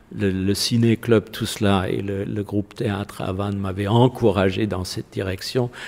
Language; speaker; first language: French; non-native, fluent; German